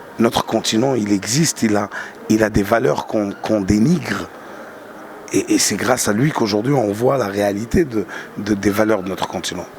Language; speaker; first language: French; non-native, local second language; Arabic